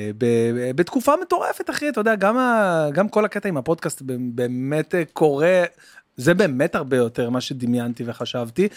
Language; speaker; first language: Hebrew; native; Hebrew